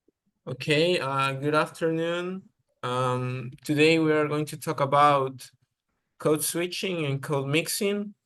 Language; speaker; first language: English; non-native, learner; Spanish